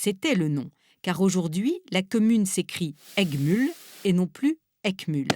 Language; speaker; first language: French; native; French